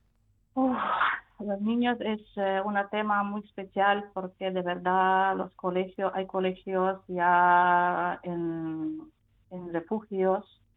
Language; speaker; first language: Spanish; non-native, fluent; Ukrainian